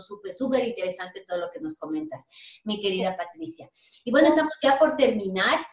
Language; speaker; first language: Spanish; native; Spanish